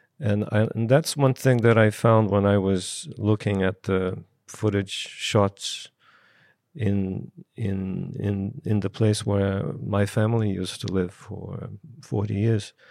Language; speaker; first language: English; non-native, fluent; Portuguese